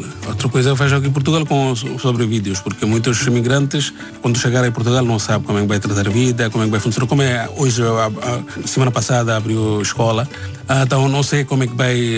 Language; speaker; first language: Portuguese; non-native, learner; Bangla